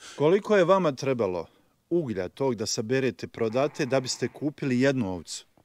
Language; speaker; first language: Croatian; native; Croatian